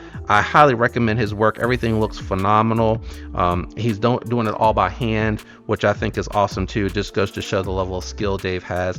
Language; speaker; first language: English; native; English